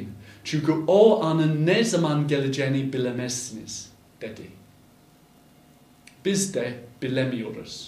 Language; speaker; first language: Turkish; non-native, fluent; English